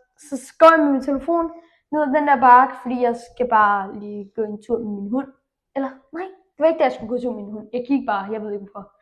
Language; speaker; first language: Danish; early bilingual, other home language; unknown